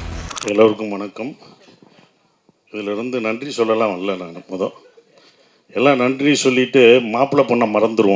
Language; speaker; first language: Tamil; native; Tamil